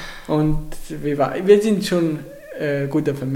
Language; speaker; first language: German; non-native, learner; Arabic